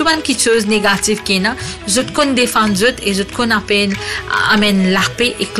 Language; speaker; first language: French; native; French